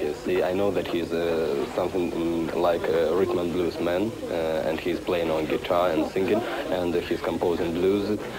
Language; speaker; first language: English; non-native, fluent; Russian